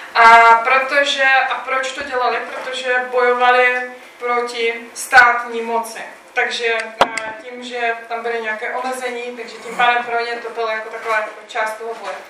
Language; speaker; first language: Czech; non-native, fluent; Russian